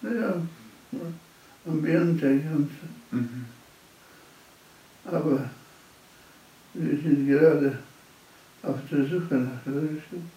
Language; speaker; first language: German; non-native, fluent; Polish